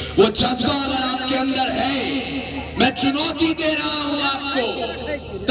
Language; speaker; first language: Hindi; native; Hindi